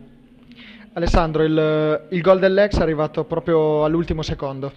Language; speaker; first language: Italian; native; Italian